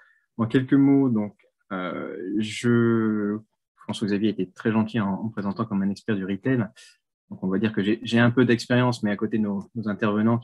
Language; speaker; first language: French; native; French